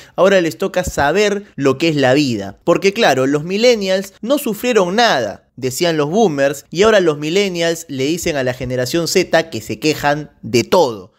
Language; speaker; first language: Spanish; native; Spanish